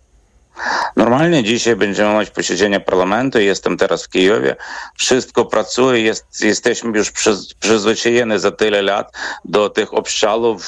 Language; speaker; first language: Polish; non-native, fluent; Ukrainian